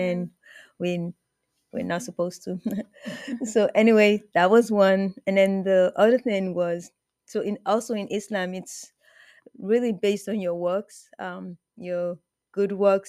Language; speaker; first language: English; non-native, local second language; Yoruba